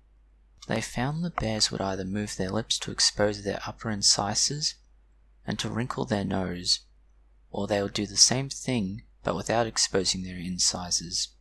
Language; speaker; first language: English; native; English